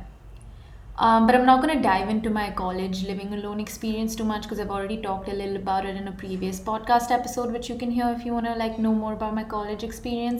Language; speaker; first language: English; non-native, local second language; Hindi